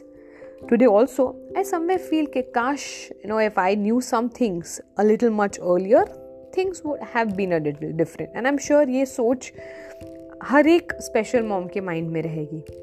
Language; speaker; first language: English; non-native, local second language; Hindi